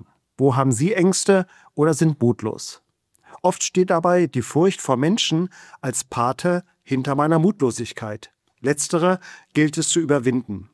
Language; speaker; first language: German; native; German